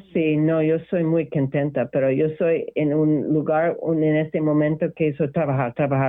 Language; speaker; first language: Spanish; non-native, learner; English